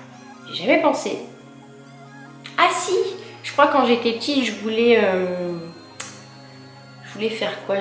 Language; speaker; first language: French; native; French